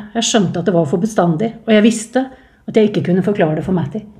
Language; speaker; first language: Norwegian; native; Norwegian